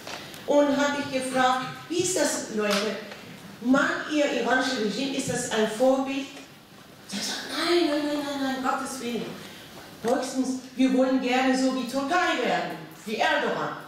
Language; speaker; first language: German; non-native, fluent; Persian